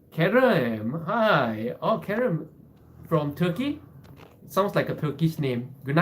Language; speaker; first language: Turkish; non-native, learner; English